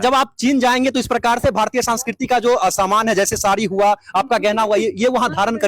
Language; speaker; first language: Hindi; native; Hindi